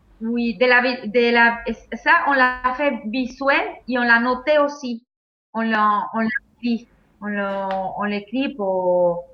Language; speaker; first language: French; non-native, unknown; Spanish